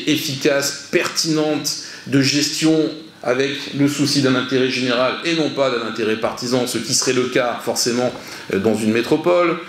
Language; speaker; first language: French; native; French